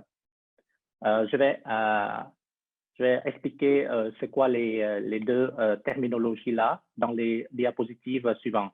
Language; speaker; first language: French; non-native, fluent; Vietnamese